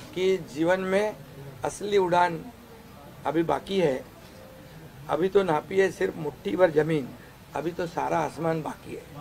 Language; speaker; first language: Hindi; non-native, local second language; Marathi